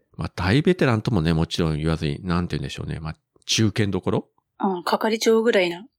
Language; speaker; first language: Japanese; native; Japanese